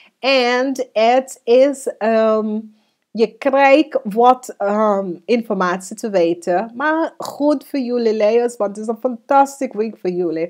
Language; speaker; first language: Dutch; non-native, fluent; English